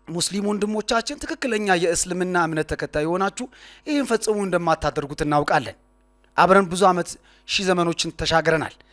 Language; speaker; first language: Amharic; native; Amharic